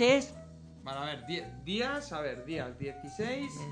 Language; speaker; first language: Spanish; native; Spanish